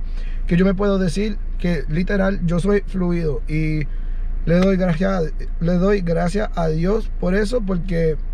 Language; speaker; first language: Spanish; early bilingual, heritage; English